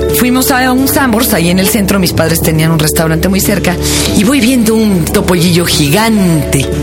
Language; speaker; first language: Spanish; native; Spanish